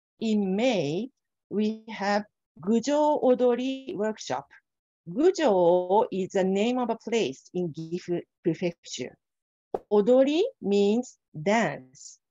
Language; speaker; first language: English; non-native, fluent; Japanese